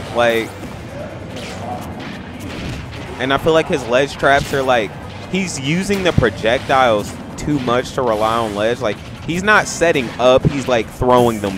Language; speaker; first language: English; native; English